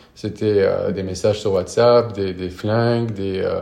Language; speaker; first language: French; non-native, local second language; Arabic